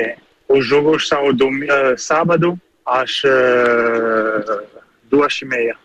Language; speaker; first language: Portuguese; early bilingual, heritage; French